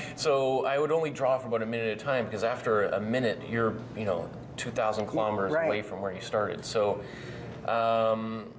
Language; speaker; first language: English; native; English